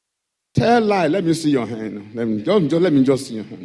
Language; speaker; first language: English; non-native, local second language; Yoruba